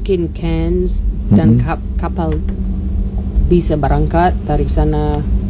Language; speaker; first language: Indonesian; non-native, learner; English